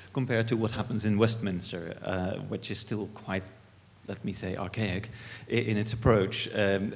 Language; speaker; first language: English; native; English